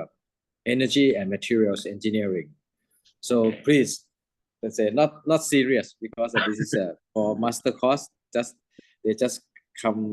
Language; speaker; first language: English; non-native, learner; Thai